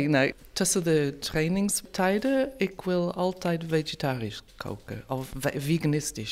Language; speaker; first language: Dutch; non-native, learner; English